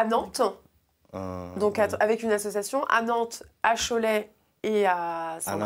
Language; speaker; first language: French; native; French